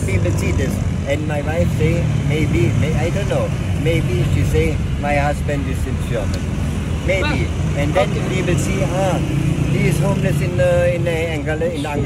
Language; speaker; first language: English; non-native, learner; German